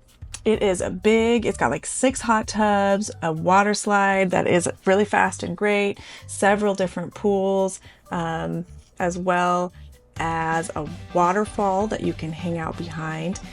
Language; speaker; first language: English; native; English